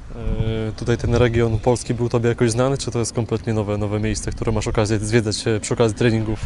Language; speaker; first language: Polish; native; Polish